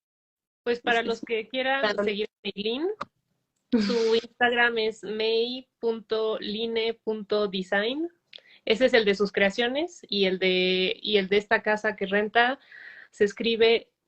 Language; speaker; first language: Spanish; native; Spanish